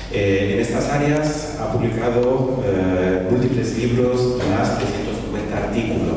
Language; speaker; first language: Spanish; native; Spanish